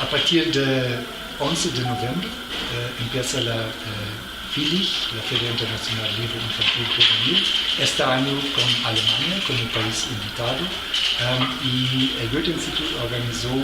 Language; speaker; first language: Spanish; non-native, fluent; German